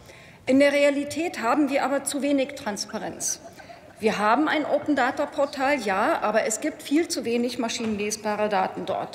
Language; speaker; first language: German; native; German